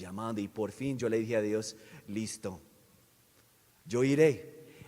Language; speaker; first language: Spanish; non-native, fluent; English